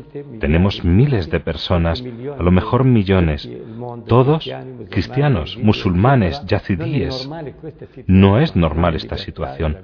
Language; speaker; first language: Spanish; non-native, fluent; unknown